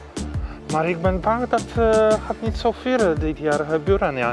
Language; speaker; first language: Dutch; non-native, learner; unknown